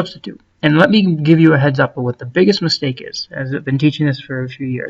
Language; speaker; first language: English; native; English